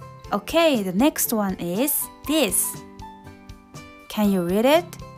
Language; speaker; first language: English; non-native, fluent; Japanese